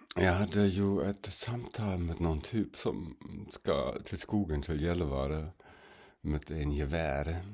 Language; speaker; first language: Swedish; non-native, fluent; German